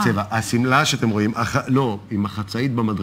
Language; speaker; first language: Hebrew; native; Hebrew